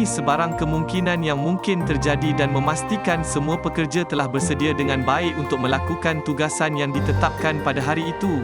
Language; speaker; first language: Malay; native; Malay